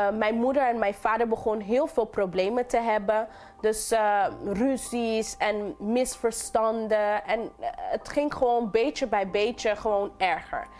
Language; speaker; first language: Dutch; non-native, local second language; English